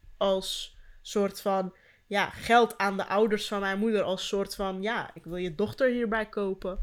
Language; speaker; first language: Dutch; early bilingual, other home language; Turkish